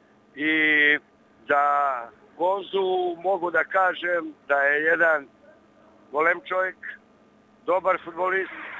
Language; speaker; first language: Bulgarian; non-native, learner; Serbian